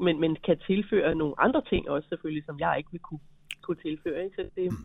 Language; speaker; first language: Danish; native; Danish